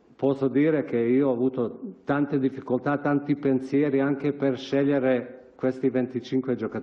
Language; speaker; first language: Italian; non-native, fluent; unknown